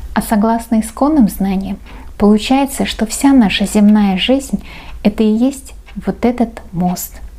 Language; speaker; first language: Russian; non-native, local second language; Uzbek